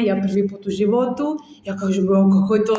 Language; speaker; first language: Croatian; non-native, learner; Spanish